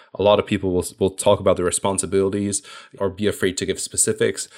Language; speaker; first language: English; non-native, fluent; Hungarian